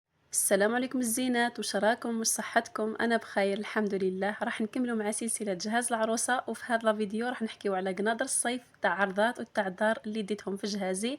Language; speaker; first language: Arabic; native; Arabic